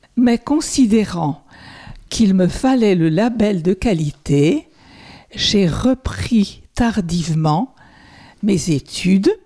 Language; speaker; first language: French; native; French